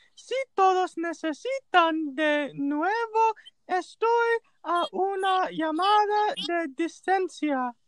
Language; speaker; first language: Spanish; non-native, learner; English